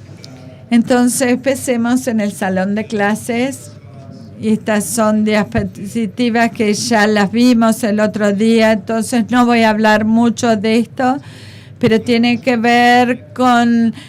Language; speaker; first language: Spanish; non-native, fluent; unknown